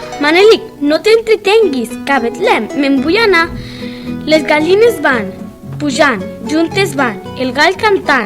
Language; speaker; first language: Catalan; native; Catalan